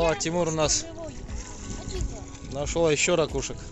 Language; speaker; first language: Russian; native; Russian